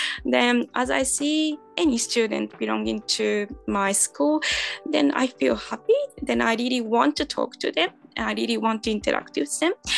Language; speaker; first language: English; non-native, fluent; Japanese